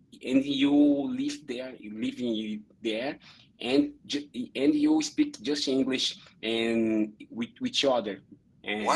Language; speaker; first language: English; non-native, learner; Portuguese